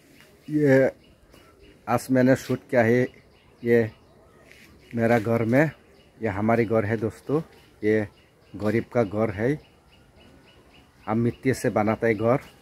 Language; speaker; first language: Hindi; non-native, local second language; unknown